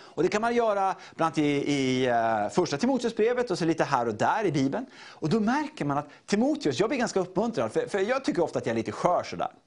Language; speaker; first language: Swedish; native; Swedish